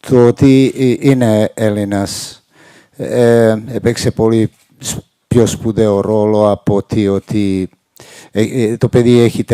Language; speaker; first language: Greek; non-native, fluent; Serbian